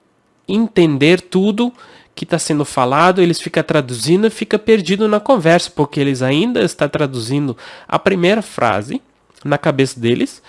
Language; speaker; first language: Portuguese; non-native, fluent; English